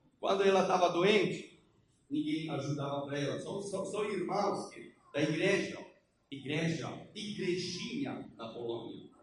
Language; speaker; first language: Portuguese; non-native, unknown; Polish